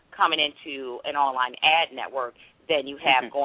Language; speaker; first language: English; native; English